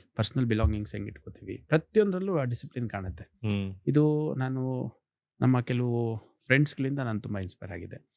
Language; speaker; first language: Kannada; native; Kannada